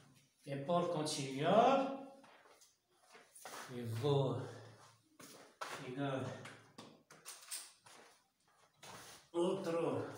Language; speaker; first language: Portuguese; non-native, learner; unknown